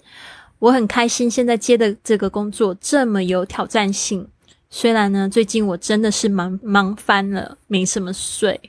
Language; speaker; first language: Chinese; native; Chinese